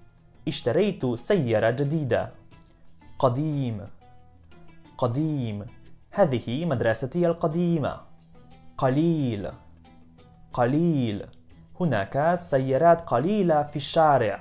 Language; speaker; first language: Arabic; non-native, fluent; Polish